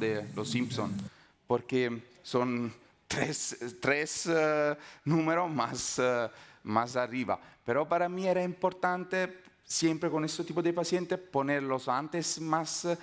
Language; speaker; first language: Spanish; non-native, fluent; Italian